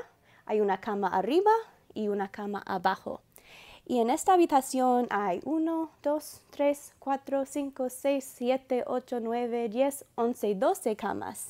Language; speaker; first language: Spanish; non-native, fluent; English